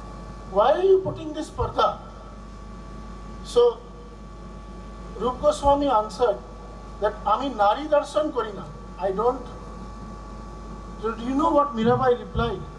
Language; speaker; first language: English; non-native, local second language; Bangla